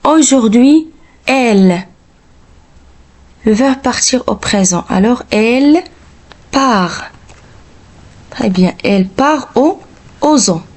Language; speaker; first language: French; non-native, local second language; Arabic